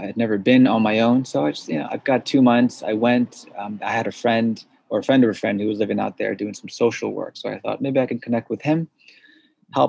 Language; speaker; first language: English; early bilingual, other home language; Korean